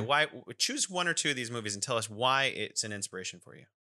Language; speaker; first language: English; native; English